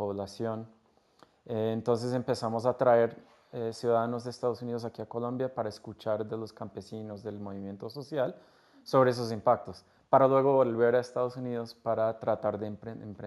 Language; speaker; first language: Spanish; non-native, fluent; English